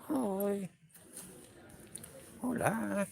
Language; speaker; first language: Spanish; non-native, learner; English